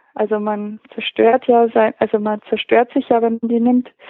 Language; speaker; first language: German; native; German